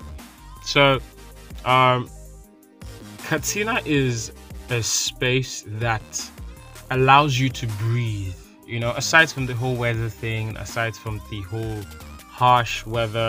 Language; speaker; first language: English; non-native, local second language; Yoruba